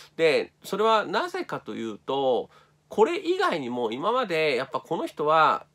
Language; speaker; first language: Japanese; native; Japanese